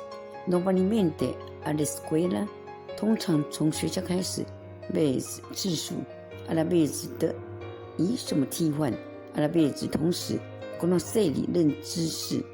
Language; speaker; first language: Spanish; non-native, fluent; Chinese